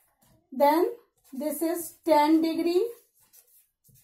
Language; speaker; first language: English; non-native, local second language; Hindi